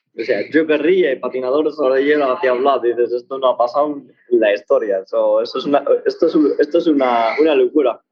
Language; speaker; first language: Spanish; early bilingual, other home language; Arabic